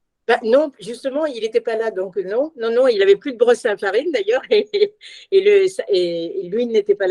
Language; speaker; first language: French; native; French